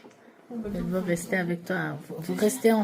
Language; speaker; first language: French; non-native, learner; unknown